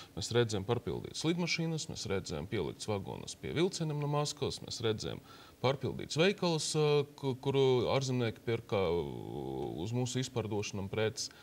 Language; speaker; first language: Latvian; non-native, local second language; Russian